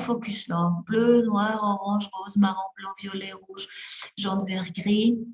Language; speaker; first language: French; non-native, fluent; Spanish